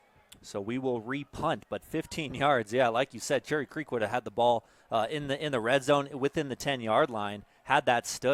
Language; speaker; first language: English; native; English